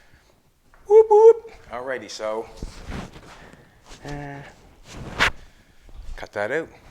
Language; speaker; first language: English; native; English